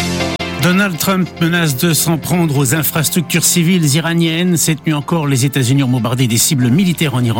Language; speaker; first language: French; native; French